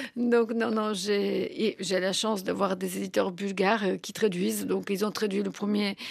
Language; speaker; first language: French; non-native, fluent; Bulgarian